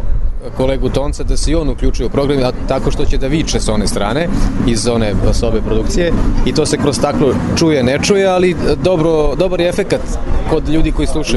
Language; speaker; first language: Serbian; native; Serbian